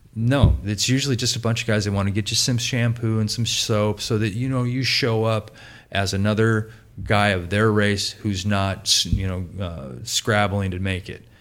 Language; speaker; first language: English; native; English